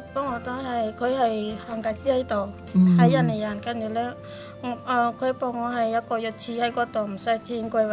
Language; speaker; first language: Chinese; non-native, learner; Indonesian